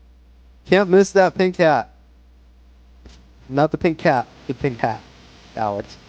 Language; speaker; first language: English; native; English